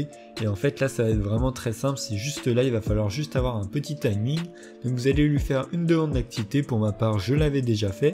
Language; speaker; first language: French; native; French